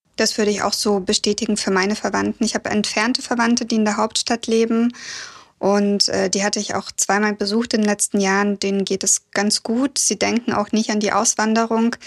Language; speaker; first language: German; early bilingual, other home language; Russian